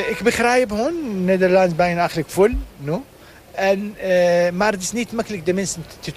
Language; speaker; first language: Dutch; non-native, learner; Arabic